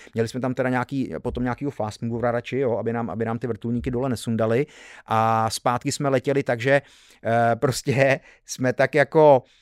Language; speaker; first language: Czech; early bilingual, heritage; Czech